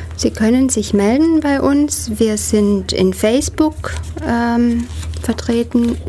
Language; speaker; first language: German; native; German